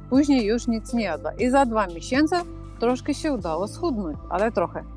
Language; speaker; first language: Polish; non-native, fluent; Ukrainian